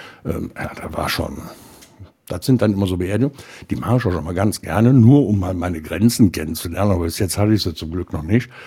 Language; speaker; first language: German; native; German